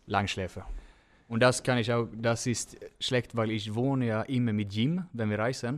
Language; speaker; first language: German; non-native, fluent; Swedish